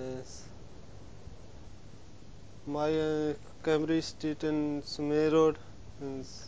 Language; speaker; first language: English; non-native, learner; Punjabi